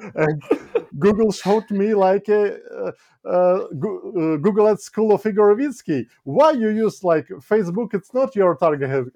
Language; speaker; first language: English; non-native, fluent; Ukrainian